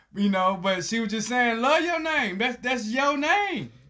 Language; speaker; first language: English; native; English